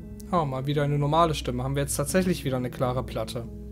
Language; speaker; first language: German; native; German